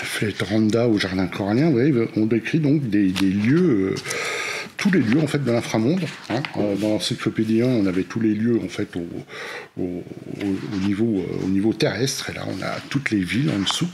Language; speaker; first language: French; native; French